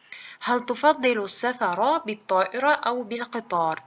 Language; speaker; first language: Arabic; non-native, fluent; Uzbek